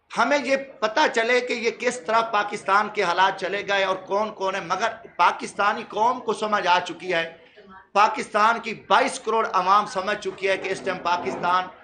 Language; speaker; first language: Urdu; native; Urdu